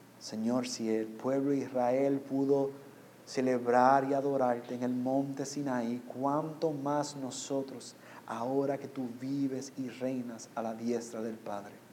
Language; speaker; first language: Spanish; non-native, fluent; English